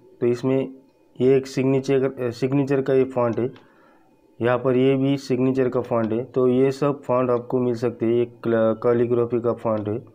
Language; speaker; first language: Hindi; non-native, local second language; Marathi